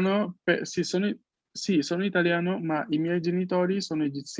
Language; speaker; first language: Italian; non-native, fluent; Spanish